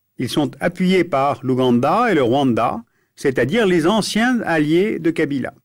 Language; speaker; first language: French; native; French